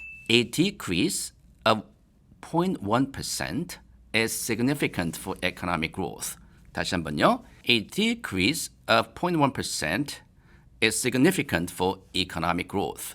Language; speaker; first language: English; non-native, fluent; Korean